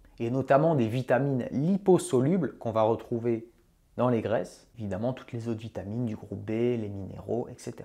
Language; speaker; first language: French; native; French